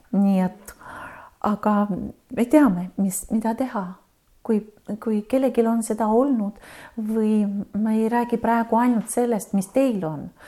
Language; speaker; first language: Estonian; native; Estonian